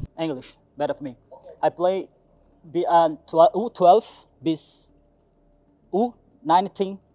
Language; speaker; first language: English; non-native, learner; Portuguese